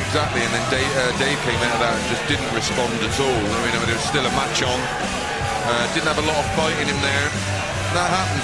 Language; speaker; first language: English; native; English